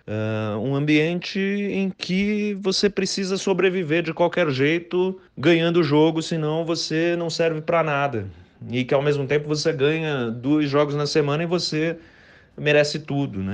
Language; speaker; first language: Portuguese; native; Portuguese